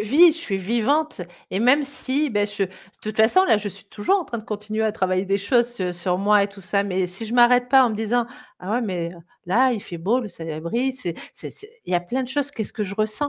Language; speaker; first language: French; native; French